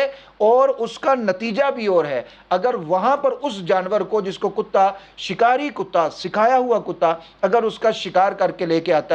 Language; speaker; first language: Urdu; native; Urdu